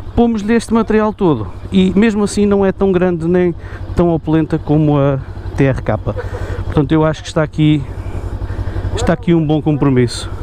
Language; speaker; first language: Portuguese; native; Portuguese